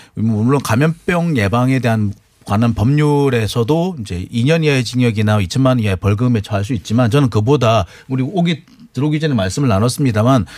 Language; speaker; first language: Korean; native; Korean